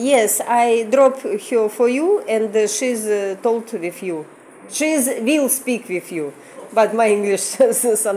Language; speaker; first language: English; non-native, learner; Russian